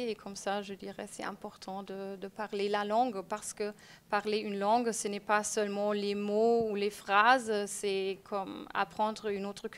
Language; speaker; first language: French; non-native, fluent; German